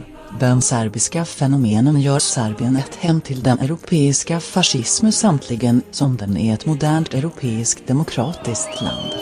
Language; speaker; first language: Swedish; non-native, learner; Croatian